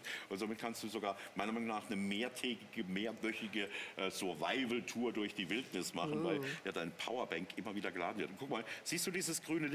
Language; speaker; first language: German; native; German